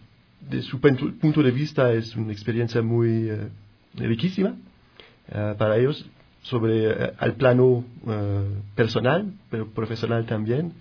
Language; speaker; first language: Spanish; non-native, fluent; French